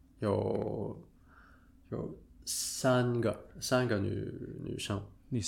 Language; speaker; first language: Chinese; non-native, local second language; Cantonese